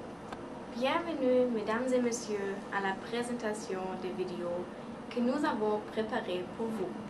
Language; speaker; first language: French; non-native, learner; English